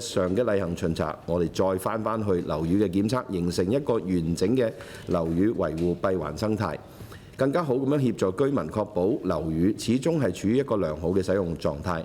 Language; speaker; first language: Cantonese; native; Cantonese